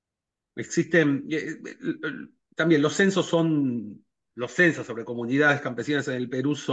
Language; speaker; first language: Spanish; native; Spanish